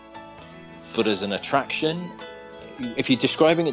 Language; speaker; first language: English; native; English